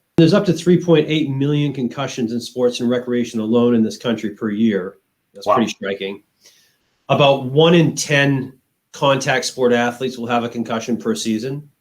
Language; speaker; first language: English; native; English